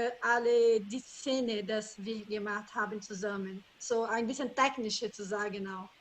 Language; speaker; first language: German; non-native, learner; Portuguese